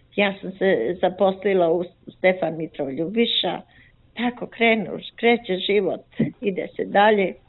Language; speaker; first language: Serbian; native; Serbian